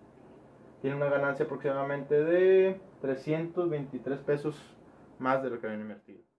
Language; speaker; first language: Spanish; native; Spanish